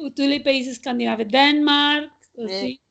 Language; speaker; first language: French; non-native, learner; Catalan